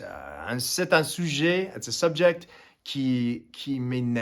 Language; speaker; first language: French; non-native, fluent; English